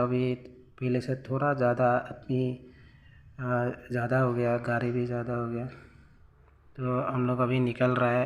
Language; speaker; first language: Hindi; non-native, local second language; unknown